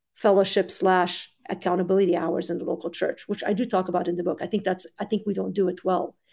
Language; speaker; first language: English; early bilingual, other home language; Arabic